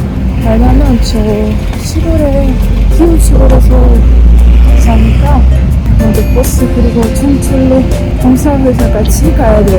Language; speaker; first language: Korean; non-native, learner; Ukrainian